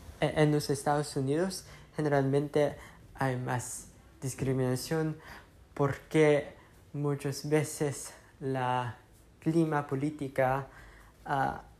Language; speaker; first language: Spanish; non-native, learner; English